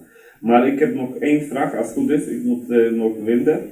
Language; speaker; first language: Dutch; non-native, learner; Polish